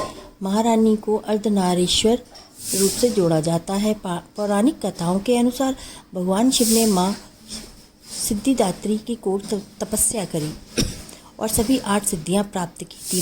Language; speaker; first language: Hindi; native; Hindi